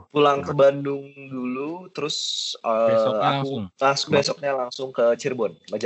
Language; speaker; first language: Indonesian; native; Indonesian